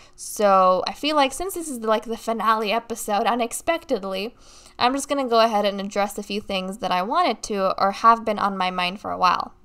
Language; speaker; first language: English; native; English